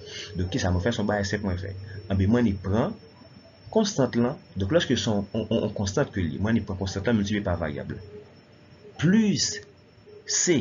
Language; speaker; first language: French; non-native, local second language; Haitian Creole